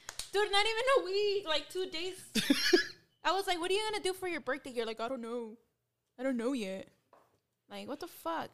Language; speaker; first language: English; early bilingual, other home language; Spanish